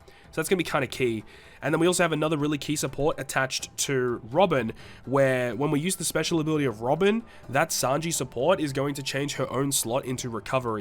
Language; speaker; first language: English; native; English